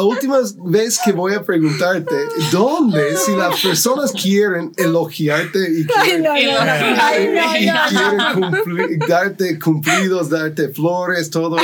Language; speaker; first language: Spanish; non-native, fluent; English